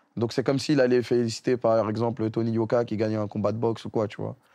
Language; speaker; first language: French; native; French